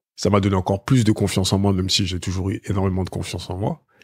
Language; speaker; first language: French; native; French